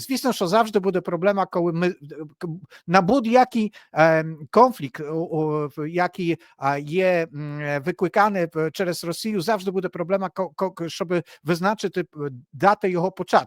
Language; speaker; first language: Polish; non-native, learner; Ukrainian